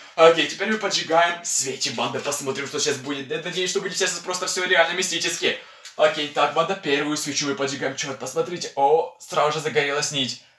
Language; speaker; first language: Russian; non-native, local second language; Ukrainian